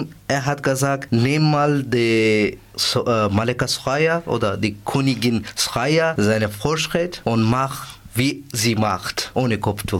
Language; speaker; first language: German; non-native, learner; Persian